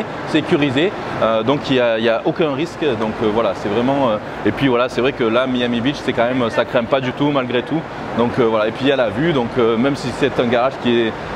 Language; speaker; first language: French; native; French